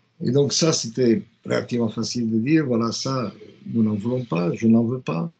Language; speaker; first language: French; non-native, fluent; Romanian